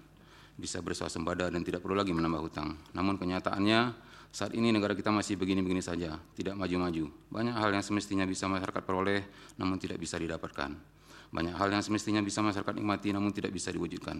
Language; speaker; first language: Indonesian; native; Indonesian